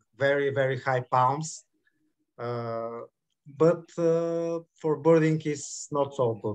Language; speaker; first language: English; non-native, learner; Bulgarian